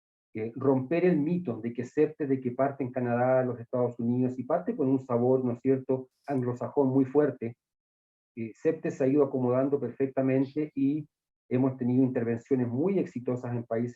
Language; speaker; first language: Spanish; native; Spanish